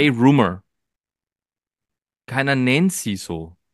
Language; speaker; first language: German; native; German